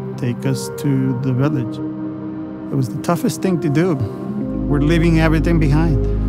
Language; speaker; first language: English; early bilingual, other home language; Spanish